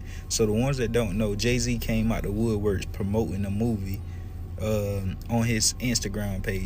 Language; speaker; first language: English; native; English